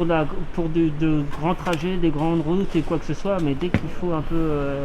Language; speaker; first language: French; native; French